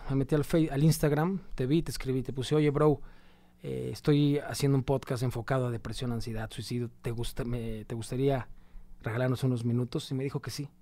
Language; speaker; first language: Spanish; native; Spanish